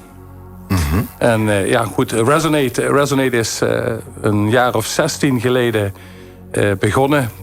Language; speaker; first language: Dutch; native; Dutch